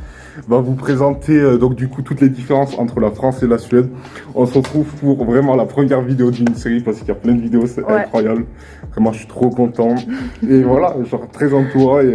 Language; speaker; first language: French; native; French